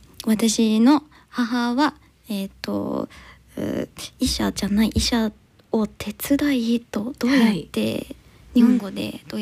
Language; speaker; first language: Japanese; non-native, learner; English